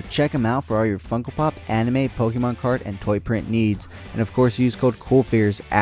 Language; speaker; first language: English; native; English